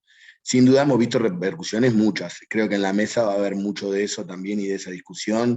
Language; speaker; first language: Spanish; native; Spanish